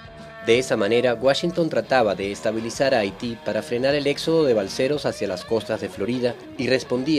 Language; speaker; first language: Spanish; native; Spanish